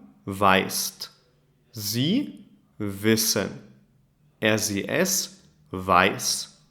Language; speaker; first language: German; non-native, fluent; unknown